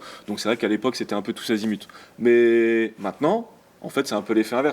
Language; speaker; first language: French; native; French